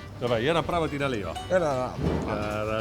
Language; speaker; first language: Russian; non-native, learner; Italian